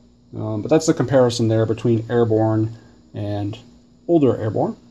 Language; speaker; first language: English; native; English